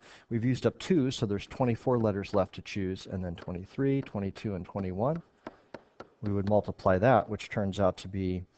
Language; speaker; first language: English; native; English